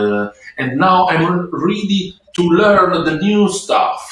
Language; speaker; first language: English; non-native, learner; Italian